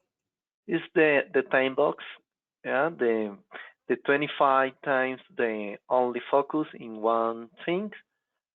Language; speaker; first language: English; non-native, local second language; Spanish